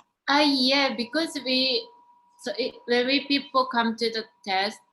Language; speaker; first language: English; non-native, learner; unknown